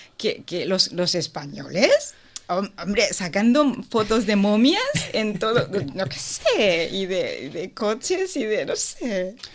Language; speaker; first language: Spanish; non-native, fluent; Japanese